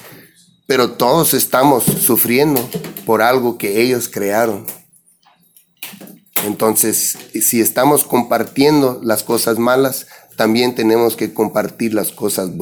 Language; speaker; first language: Spanish; early bilingual, heritage; English